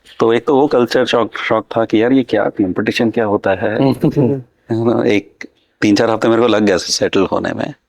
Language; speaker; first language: Hindi; non-native, local second language; Telugu